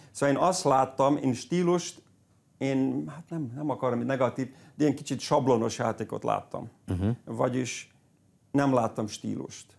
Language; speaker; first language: Hungarian; early bilingual, heritage; Hungarian